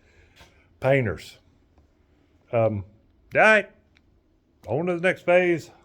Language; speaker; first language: English; native; English